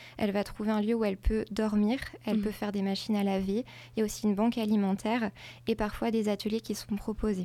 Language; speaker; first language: French; native; French